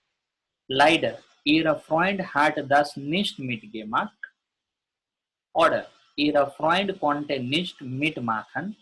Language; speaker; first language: German; non-native, learner; Gujarati